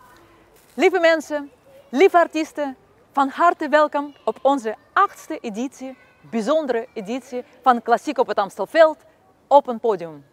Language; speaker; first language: Dutch; non-native, fluent; Russian